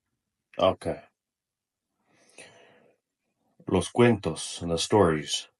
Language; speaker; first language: Spanish; non-native, learner; Russian